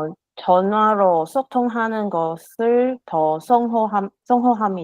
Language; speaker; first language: Korean; non-native, learner; Chinese